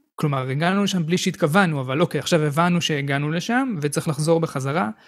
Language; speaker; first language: Hebrew; native; Hebrew